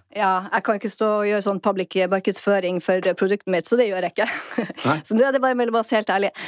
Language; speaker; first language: Norwegian; native; Norwegian